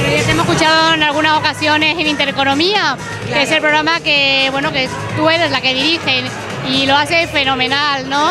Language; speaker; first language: Spanish; native; Spanish